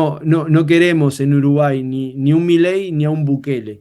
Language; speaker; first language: Spanish; native; Spanish